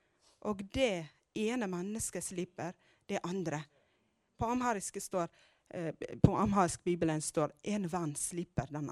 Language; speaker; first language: Norwegian; non-native, fluent; Amharic